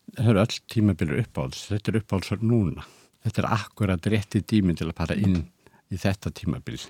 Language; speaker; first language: Icelandic; native; Icelandic